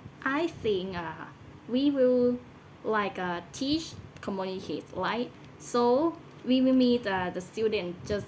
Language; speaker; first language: English; non-native, learner; Thai